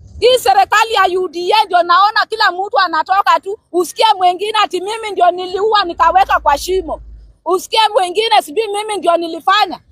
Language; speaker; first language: Swahili; non-native, local second language; Luo (Kenya and Tanzania)